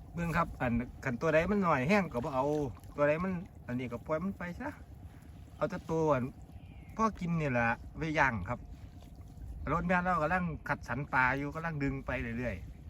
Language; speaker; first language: Thai; native; Thai